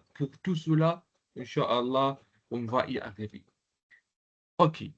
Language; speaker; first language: French; non-native, local second language; Arabic